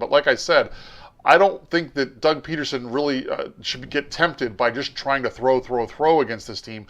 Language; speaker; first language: English; native; English